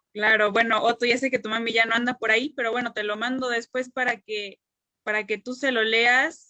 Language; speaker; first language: Spanish; native; Spanish